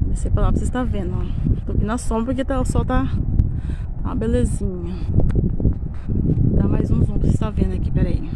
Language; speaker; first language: Portuguese; native; Portuguese